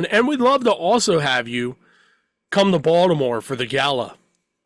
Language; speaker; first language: English; native; English